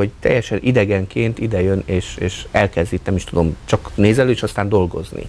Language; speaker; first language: Hungarian; native; Hungarian